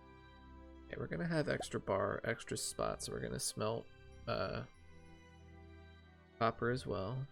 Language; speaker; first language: English; native; English